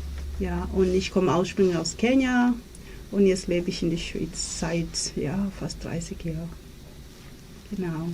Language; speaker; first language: German; non-native, learner; Swahili